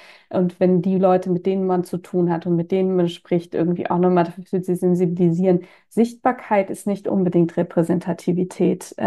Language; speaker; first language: German; native; German